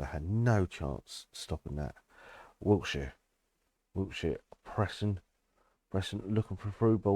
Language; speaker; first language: English; native; English